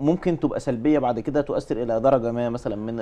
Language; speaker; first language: Arabic; native; Arabic